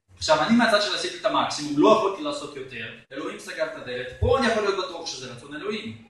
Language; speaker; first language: Hebrew; native; Hebrew